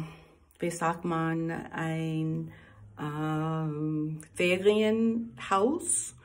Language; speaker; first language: German; non-native, learner; English